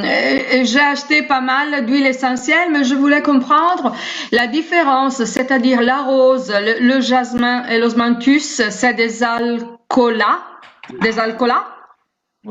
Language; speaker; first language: French; non-native, fluent; Italian